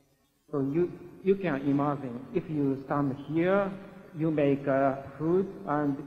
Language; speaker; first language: English; non-native, learner; Japanese